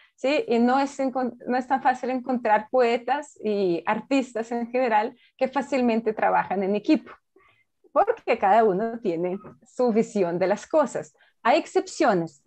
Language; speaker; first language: Spanish; non-native, fluent; Russian